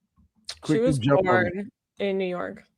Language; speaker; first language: English; native; English